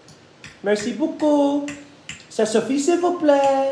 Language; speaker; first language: French; non-native, learner; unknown